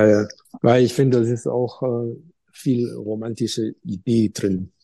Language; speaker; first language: German; non-native, learner; Chinese